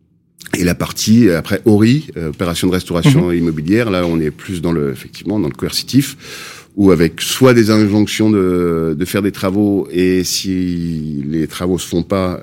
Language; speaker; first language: French; native; French